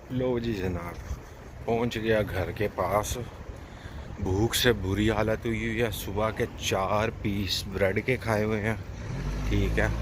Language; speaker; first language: Urdu; non-native, local second language; Punjabi